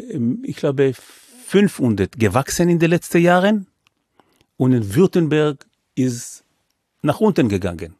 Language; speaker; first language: German; non-native, fluent; Hebrew